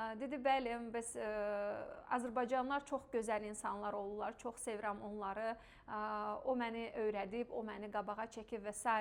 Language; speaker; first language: Azerbaijani; non-native, local second language; Russian